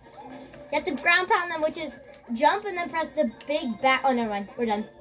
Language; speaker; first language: English; native; English